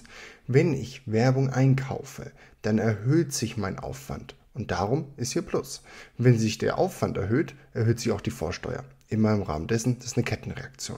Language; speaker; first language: German; native; German